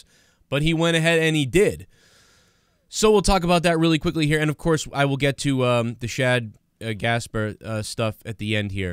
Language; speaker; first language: English; native; English